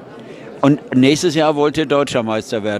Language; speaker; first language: German; native; German